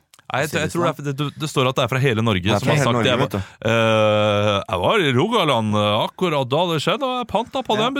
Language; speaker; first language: Norwegian; native; Norwegian